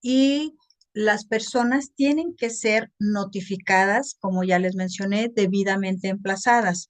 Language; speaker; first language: Spanish; native; Spanish